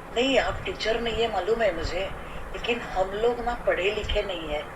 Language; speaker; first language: Hindi; non-native, local second language; Marathi